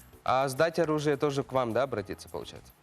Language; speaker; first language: Russian; native; Russian